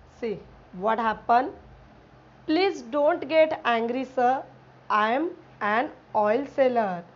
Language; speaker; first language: English; non-native, local second language; Marathi